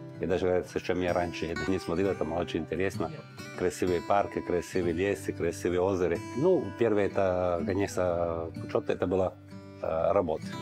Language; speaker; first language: Russian; non-native, learner; Italian